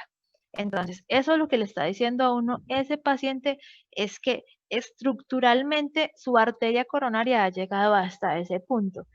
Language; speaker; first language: Spanish; native; Spanish